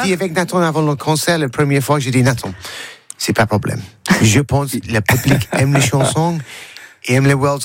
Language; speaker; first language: French; non-native, learner; English